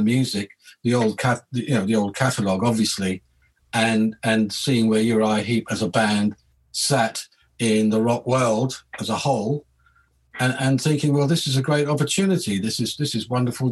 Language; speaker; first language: English; native; English